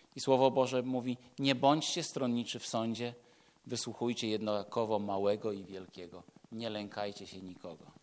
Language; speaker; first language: Polish; native; Polish